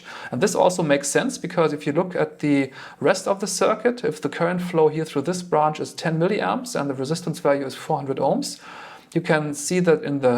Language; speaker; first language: English; non-native, fluent; German